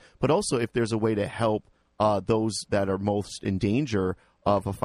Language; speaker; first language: English; native; English